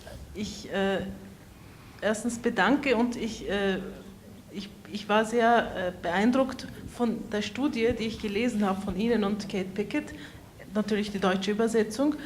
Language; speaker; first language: German; early bilingual, other home language; Turkish